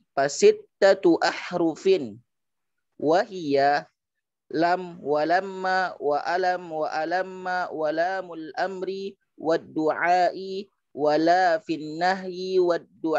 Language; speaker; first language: Arabic; non-native, learner; Indonesian